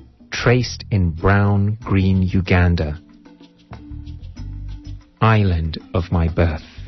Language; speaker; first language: English; non-native, local second language; Ganda